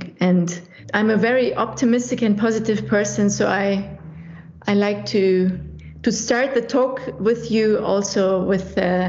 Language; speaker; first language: English; non-native, fluent; German